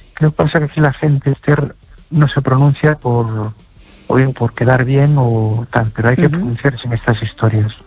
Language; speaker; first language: Spanish; native; Spanish